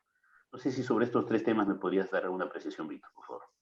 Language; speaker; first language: Spanish; native; Spanish